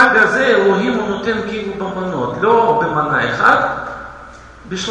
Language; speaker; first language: Hebrew; non-native, fluent; Russian